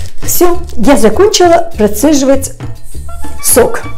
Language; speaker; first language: Russian; native; Russian